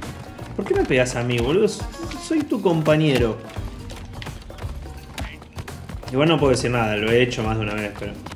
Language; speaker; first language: Spanish; native; Spanish